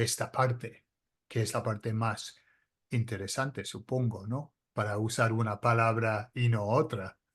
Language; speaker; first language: Spanish; non-native, fluent; English